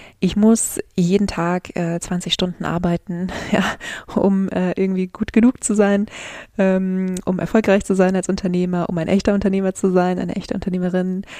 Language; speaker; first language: German; native; German